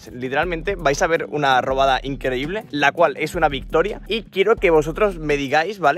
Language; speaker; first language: Spanish; native; Spanish